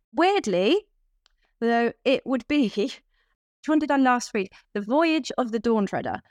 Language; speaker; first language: English; native; English